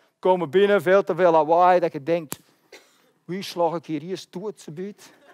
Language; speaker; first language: Dutch; native; Dutch